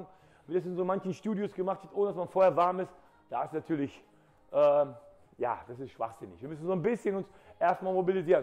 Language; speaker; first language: German; native; German